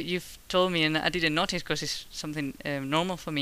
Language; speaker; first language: English; non-native, fluent; Spanish